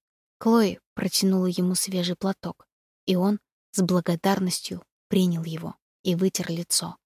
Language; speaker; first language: Russian; native; Russian